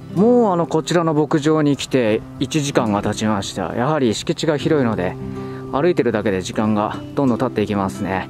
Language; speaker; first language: Japanese; native; Japanese